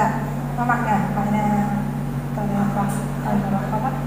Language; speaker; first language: Arabic; non-native, fluent; Indonesian